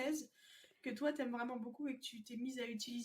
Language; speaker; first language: French; native; French